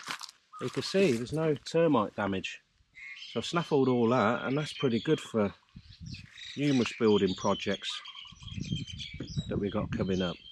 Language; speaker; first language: English; native; English